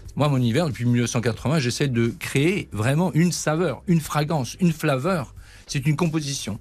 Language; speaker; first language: French; native; French